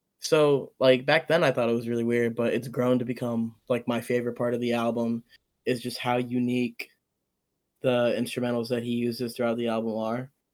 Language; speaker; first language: English; early bilingual, other home language; Amharic